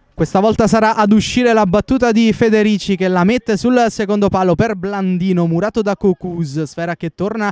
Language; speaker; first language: Italian; native; Italian